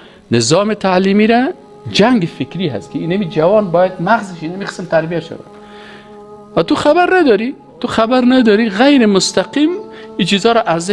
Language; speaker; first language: Persian; native; Persian